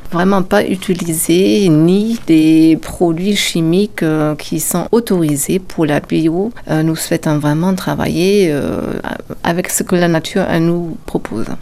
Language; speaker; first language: French; non-native, fluent; German